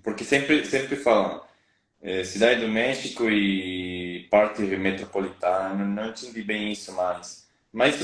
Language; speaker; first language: Portuguese; non-native, learner; Spanish